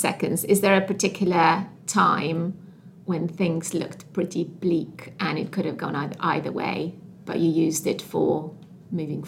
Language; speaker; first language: English; non-native, fluent; Albanian